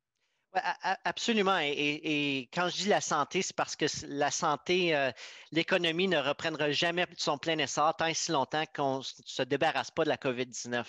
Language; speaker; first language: French; native; French